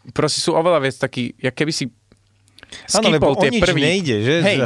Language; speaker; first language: Slovak; early bilingual, heritage; Arabic